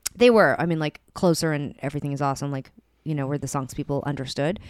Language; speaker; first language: English; native; English